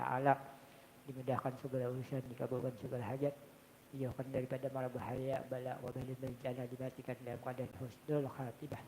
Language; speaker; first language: Indonesian; non-native, local second language; Banjar